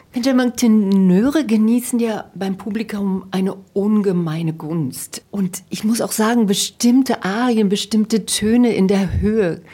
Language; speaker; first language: German; native; German